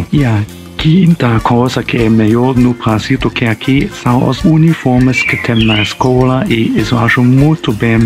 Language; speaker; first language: Portuguese; non-native, fluent; German